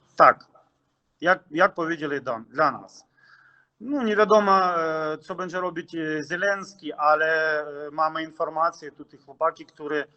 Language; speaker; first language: Polish; early bilingual, heritage; Ukrainian